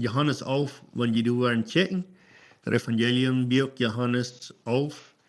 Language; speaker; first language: German; non-native, learner; Plautdietsch